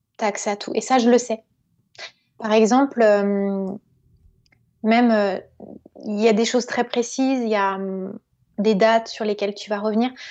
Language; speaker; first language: French; native; French